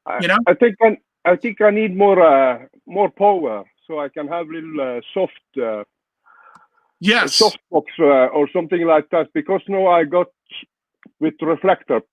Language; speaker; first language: English; non-native, learner; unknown